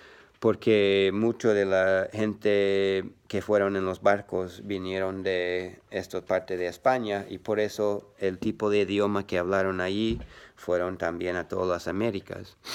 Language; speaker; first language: Spanish; non-native, learner; English